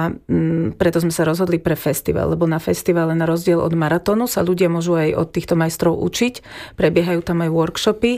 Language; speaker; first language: Slovak; native; Slovak